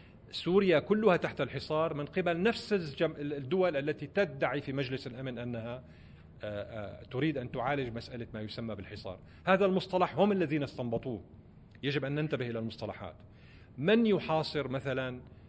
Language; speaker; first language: Arabic; native; Arabic